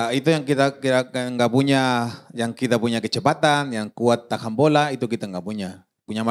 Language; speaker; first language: Indonesian; non-native, fluent; Spanish